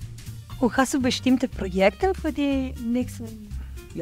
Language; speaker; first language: German; non-native, fluent; English